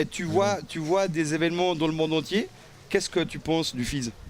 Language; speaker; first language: French; native; French